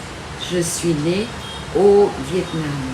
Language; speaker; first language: French; non-native, fluent; Vietnamese